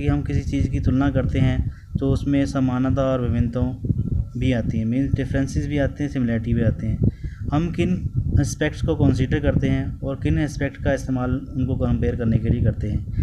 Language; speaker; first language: Hindi; native; Hindi